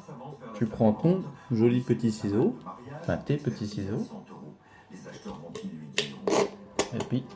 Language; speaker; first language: French; native; French